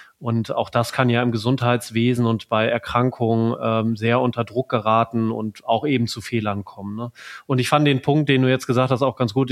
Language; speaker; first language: German; native; German